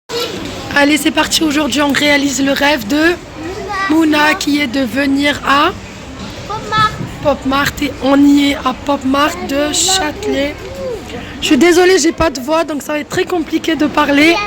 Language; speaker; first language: French; native; French